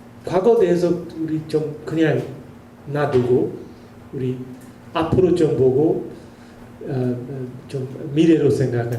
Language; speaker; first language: Korean; non-native, learner; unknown